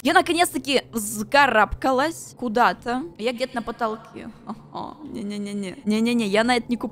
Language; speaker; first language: Russian; native; Russian